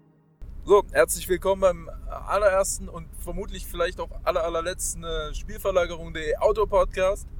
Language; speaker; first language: German; native; German